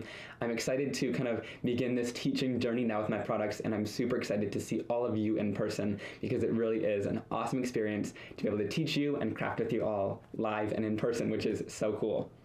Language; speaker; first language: English; native; English